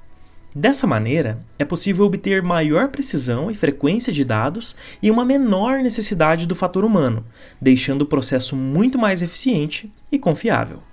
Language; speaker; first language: Portuguese; native; Portuguese